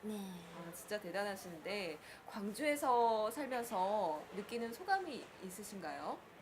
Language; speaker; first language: Korean; native; Korean